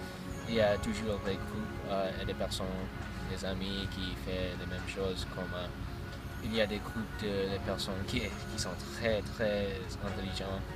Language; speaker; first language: French; non-native, learner; English